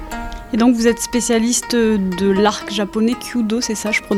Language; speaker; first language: French; native; French